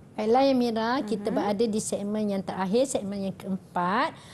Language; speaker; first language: Malay; native; Malay